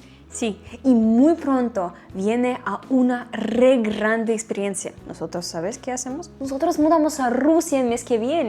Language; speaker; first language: Spanish; non-native, learner; Russian